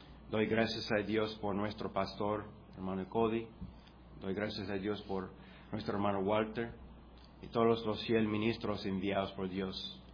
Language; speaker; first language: Spanish; non-native, fluent; English